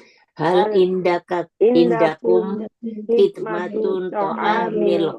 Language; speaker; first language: Arabic; non-native, learner; Indonesian